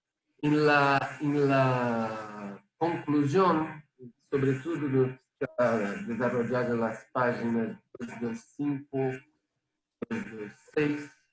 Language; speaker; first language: Spanish; non-native, fluent; Portuguese